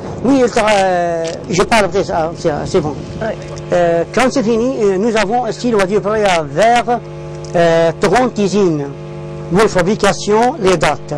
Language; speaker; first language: French; non-native, learner; Arabic